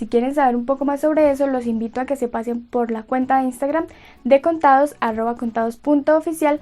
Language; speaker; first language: Spanish; native; Spanish